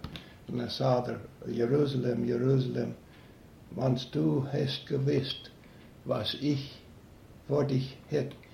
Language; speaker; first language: German; early bilingual, heritage; German